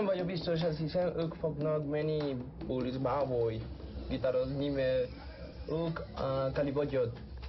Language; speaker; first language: Hungarian; non-native, learner; Spanish